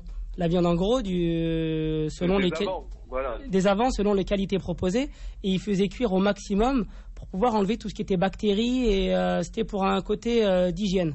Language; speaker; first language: French; native; French